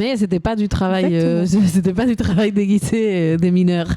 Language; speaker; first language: French; native; French